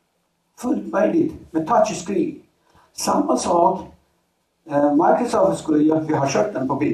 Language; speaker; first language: Swedish; non-native, fluent; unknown